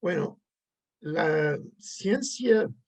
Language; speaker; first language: Spanish; non-native, fluent; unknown